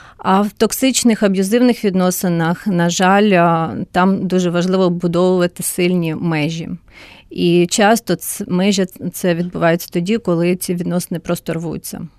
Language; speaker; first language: Ukrainian; non-native, local second language; Russian